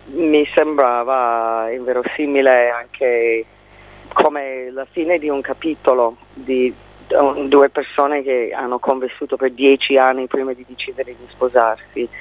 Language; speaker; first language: Italian; non-native, fluent; English